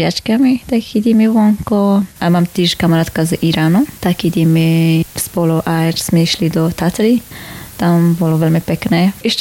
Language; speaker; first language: Slovak; non-native, learner; Persian